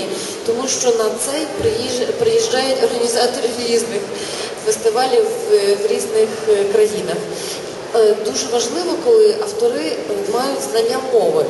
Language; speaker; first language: Ukrainian; native; Ukrainian